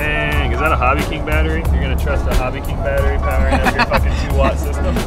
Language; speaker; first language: English; native; English